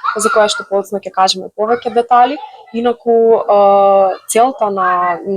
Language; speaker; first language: Macedonian; native; Macedonian